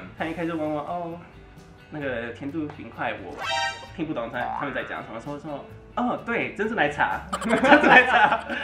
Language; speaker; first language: Chinese; non-native, fluent; Spanish